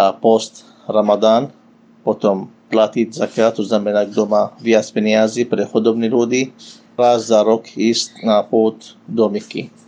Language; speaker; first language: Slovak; non-native, learner; Arabic